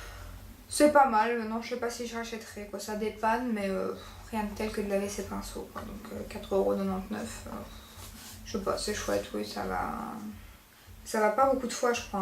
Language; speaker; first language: French; native; French